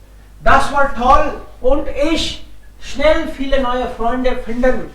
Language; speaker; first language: German; non-native, fluent; Hindi